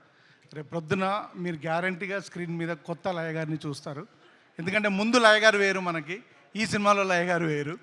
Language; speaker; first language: Telugu; native; Telugu